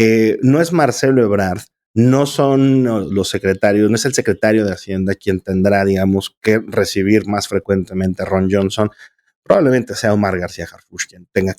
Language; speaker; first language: Spanish; native; Spanish